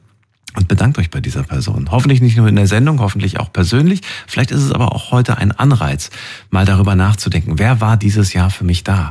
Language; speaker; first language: German; native; German